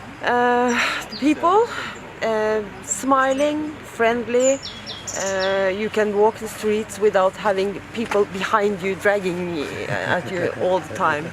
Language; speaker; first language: English; non-native, fluent; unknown